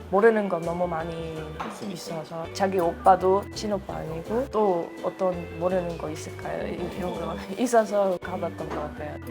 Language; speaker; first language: Korean; non-native, fluent; Dutch